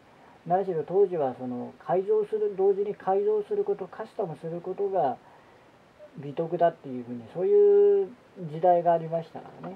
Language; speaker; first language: Japanese; native; Japanese